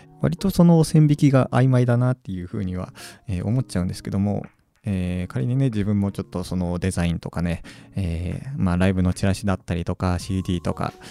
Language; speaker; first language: Japanese; native; Japanese